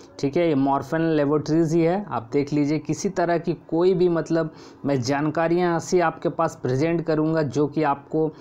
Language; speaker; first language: Hindi; native; Hindi